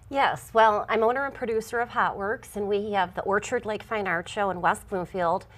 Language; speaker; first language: English; native; English